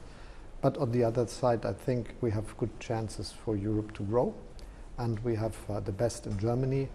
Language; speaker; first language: English; non-native, fluent; German